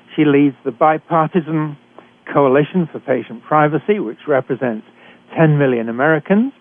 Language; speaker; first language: English; native; English